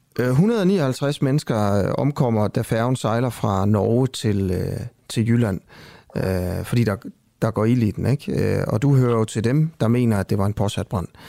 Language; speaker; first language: Danish; native; Danish